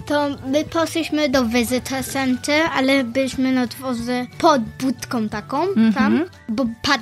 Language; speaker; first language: Polish; early bilingual, heritage; Polish